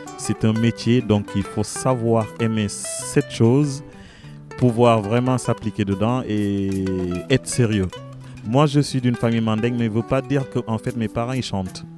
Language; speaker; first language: French; non-native, local second language; Wolof